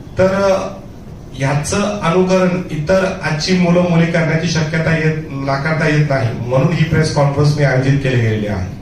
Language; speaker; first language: Marathi; non-native, local second language; Urdu